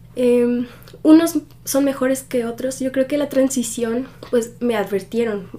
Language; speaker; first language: Spanish; early bilingual, heritage; Spanish